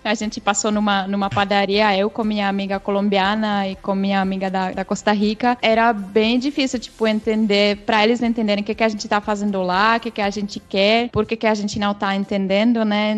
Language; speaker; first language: Portuguese; non-native, fluent; Czech